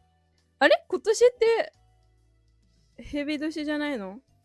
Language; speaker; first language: Japanese; native; Japanese